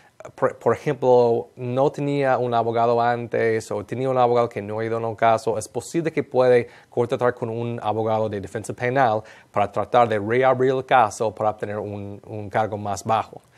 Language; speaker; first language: Spanish; non-native, fluent; English